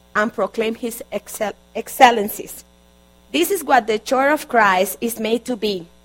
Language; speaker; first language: English; non-native, fluent; Spanish